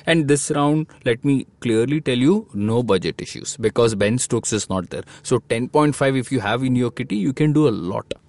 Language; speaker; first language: English; non-native, local second language; Hindi